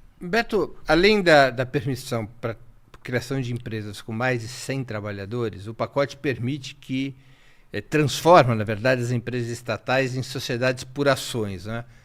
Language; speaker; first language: Portuguese; native; Portuguese